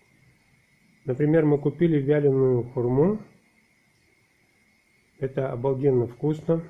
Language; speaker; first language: Russian; native; Russian